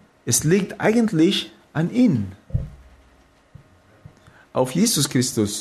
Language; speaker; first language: German; non-native, fluent; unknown